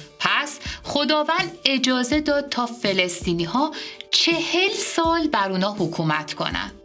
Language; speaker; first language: Persian; native; Persian